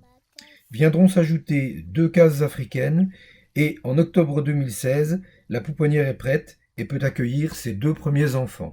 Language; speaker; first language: French; native; French